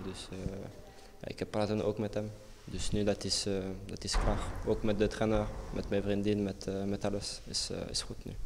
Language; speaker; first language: Dutch; non-native, learner; French